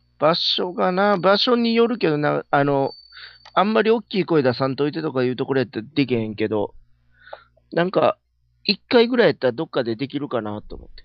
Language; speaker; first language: Japanese; native; Japanese